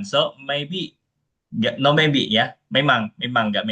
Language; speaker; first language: English; non-native, fluent; Indonesian